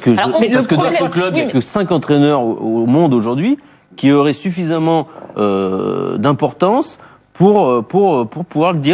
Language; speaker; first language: French; native; French